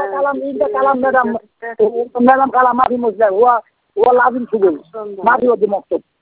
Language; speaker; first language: Arabic; non-native, learner; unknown